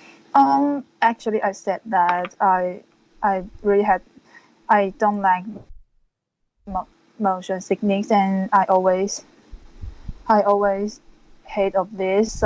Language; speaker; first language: English; non-native, learner; Chinese